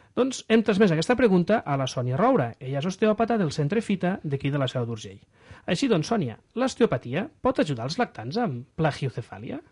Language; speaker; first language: Catalan; native; Catalan